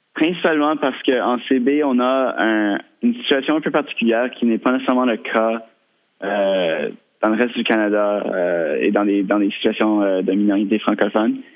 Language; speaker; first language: French; native; French